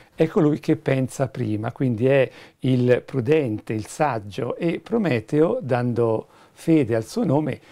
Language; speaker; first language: Italian; native; Italian